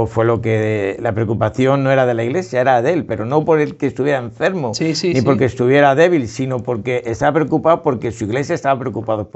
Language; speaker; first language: Spanish; native; Spanish